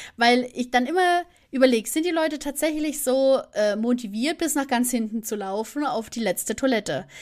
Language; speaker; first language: German; native; German